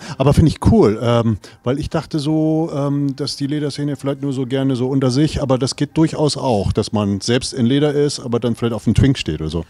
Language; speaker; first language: German; native; German